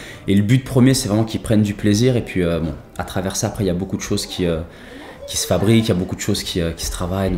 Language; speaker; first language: French; native; French